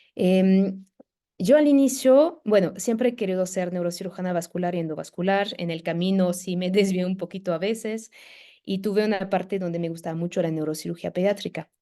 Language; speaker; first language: Spanish; non-native, fluent; French